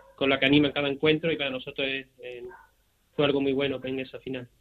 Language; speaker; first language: Spanish; native; Spanish